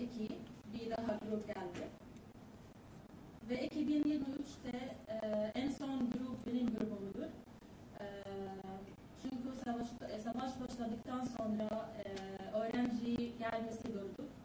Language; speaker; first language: Turkish; non-native, learner; Arabic